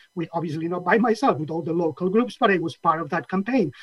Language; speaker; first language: English; non-native, fluent; Catalan